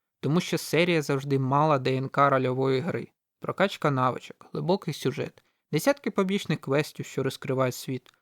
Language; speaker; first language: Ukrainian; native; Ukrainian